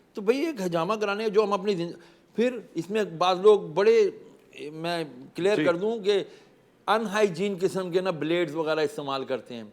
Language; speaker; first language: Urdu; native; Urdu